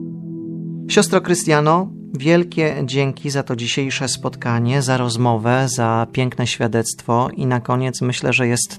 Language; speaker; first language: Polish; native; Polish